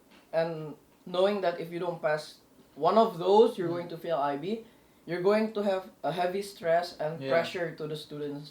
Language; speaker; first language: English; non-native, local second language; Indonesian